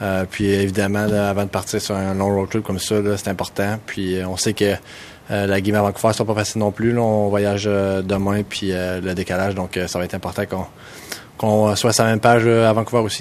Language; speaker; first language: French; native; French